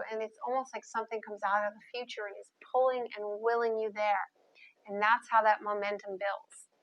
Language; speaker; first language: English; native; English